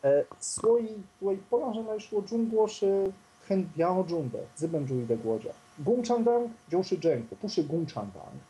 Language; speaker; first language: Chinese; non-native, fluent; Polish